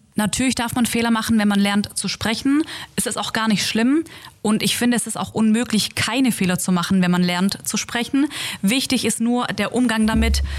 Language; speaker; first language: German; native; German